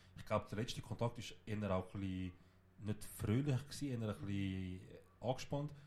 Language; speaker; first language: German; early bilingual, other home language; Kurdish